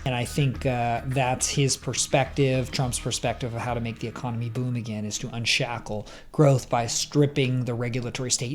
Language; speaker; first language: English; native; English